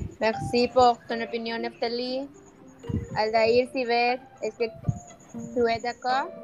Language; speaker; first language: French; non-native, learner; Spanish